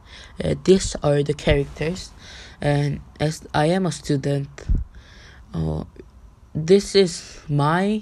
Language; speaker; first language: English; non-native, learner; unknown